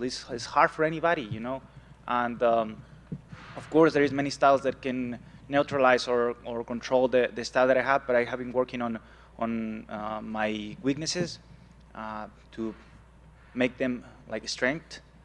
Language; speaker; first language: English; non-native, fluent; Spanish